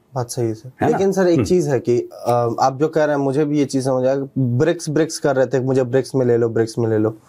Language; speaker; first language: Hindi; native; Hindi